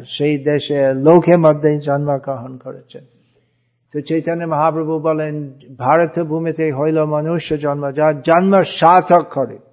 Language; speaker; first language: Bangla; non-native, fluent; English